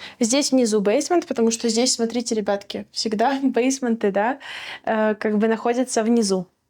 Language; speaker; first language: Russian; native; Russian